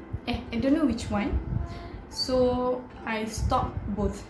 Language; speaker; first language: English; non-native, local second language; Malay